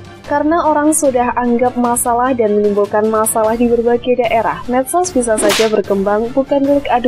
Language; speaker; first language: Indonesian; native; Indonesian